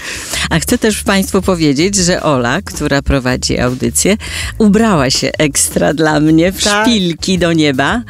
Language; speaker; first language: Polish; native; Polish